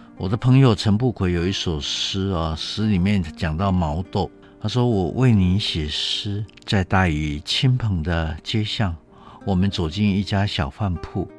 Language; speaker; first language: Chinese; native; Chinese